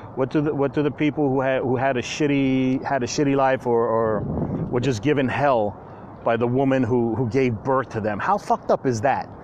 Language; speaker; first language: English; native; English